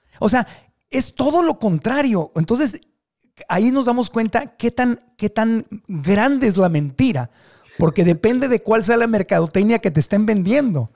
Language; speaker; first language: Spanish; native; Spanish